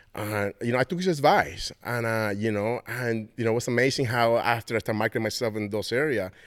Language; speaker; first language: English; non-native, fluent; Spanish